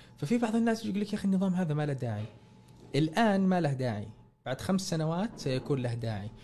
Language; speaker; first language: Arabic; native; Arabic